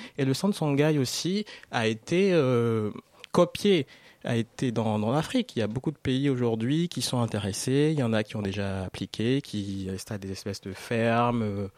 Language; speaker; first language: French; non-native, local second language; Fon